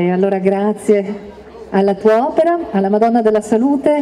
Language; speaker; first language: Italian; native; Italian